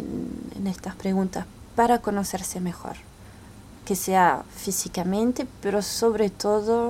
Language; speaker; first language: Spanish; early bilingual, heritage; French